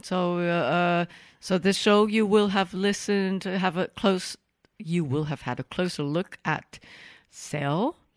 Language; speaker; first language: English; non-native, fluent; Portuguese